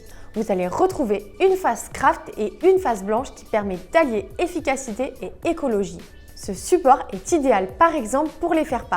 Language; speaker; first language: French; native; French